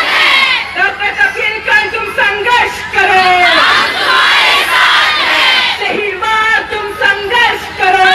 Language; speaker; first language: Hindi; non-native, local second language; Malayalam